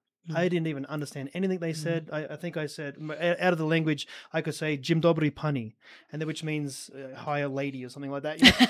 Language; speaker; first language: English; native; English